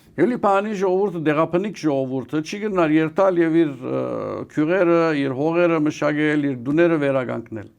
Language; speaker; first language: Armenian; early bilingual, heritage; Armenian